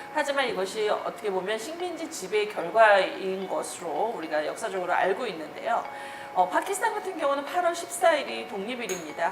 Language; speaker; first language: Korean; native; Korean